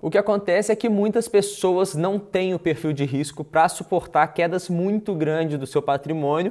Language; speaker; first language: Portuguese; native; Portuguese